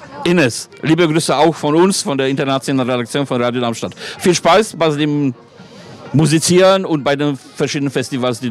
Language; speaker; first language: German; non-native, fluent; Polish